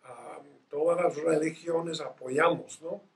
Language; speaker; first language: Spanish; non-native, fluent; English